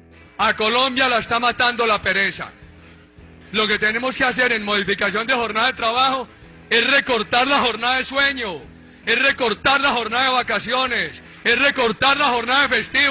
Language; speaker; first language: Spanish; native; Spanish